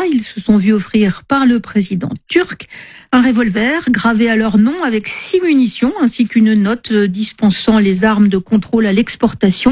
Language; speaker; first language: French; native; French